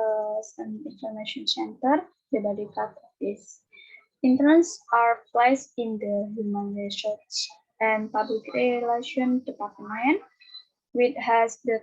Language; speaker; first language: English; non-native, learner; Indonesian